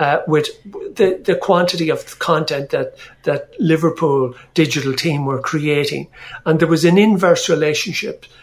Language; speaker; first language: English; native; English